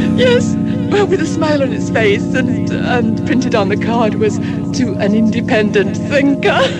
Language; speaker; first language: English; native; English